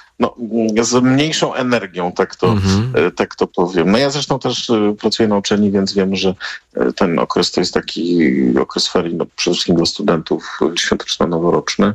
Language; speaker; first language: Polish; native; Polish